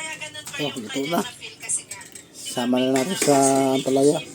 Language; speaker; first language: Filipino; native; Filipino